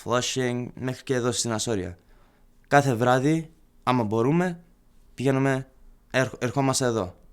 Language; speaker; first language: Greek; early bilingual, heritage; Greek